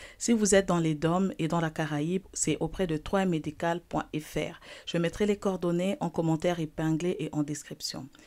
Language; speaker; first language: French; non-native, local second language; Lingala